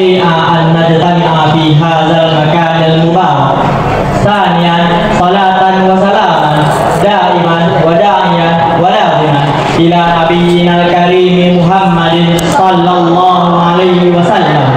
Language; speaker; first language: Arabic; non-native, fluent; Indonesian